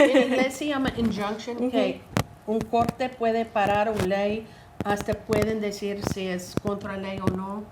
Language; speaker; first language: Spanish; non-native, learner; English